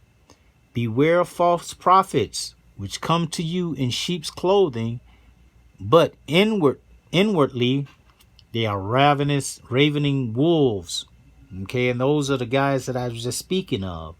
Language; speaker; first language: English; native; English